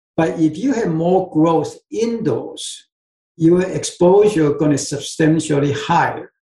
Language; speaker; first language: English; non-native, fluent; Chinese